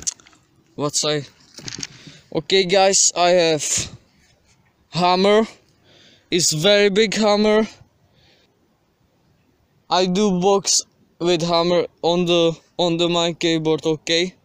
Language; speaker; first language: English; non-native, learner; Czech